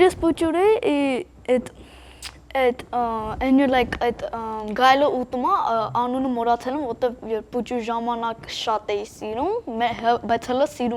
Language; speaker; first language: Armenian; early bilingual, heritage; Armenian